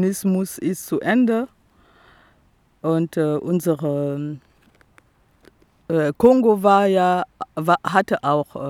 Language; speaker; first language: German; non-native, fluent; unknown